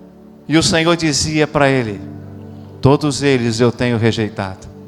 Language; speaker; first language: Portuguese; native; Portuguese